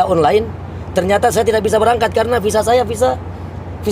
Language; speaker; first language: Indonesian; native; Indonesian